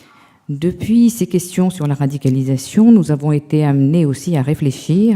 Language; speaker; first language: French; native; French